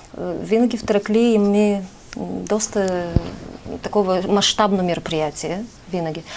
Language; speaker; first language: Bulgarian; early bilingual, heritage; Bulgarian